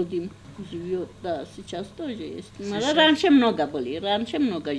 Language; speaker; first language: Russian; non-native, learner; Svan